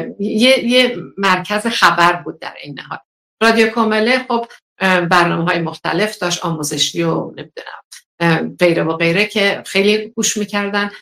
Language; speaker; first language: Persian; non-native, local second language; Azerbaijani